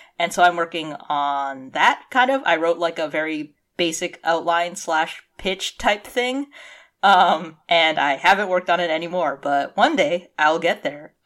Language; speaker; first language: English; early bilingual, other home language; Cantonese